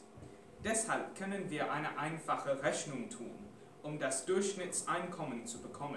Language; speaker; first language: German; non-native, fluent; English